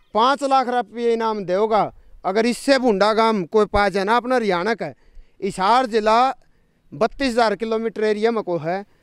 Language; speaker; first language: Hindi; native; Hindi